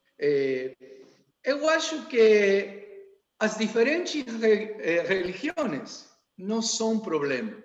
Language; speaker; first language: Portuguese; non-native, learner; Spanish